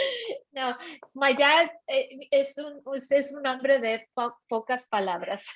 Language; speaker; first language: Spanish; early bilingual, heritage; Spanish